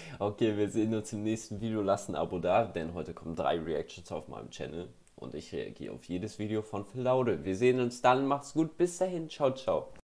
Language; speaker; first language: German; native; German